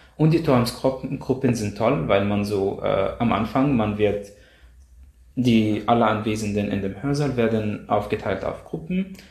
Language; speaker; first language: German; non-native, fluent; Arabic